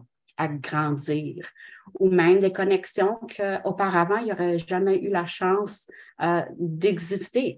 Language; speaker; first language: French; non-native, local second language; English